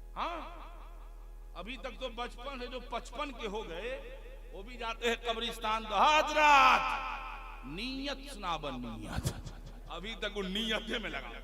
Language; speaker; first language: Hindi; native; Hindi